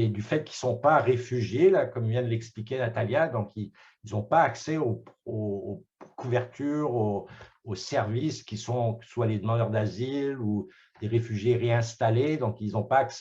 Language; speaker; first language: French; native; French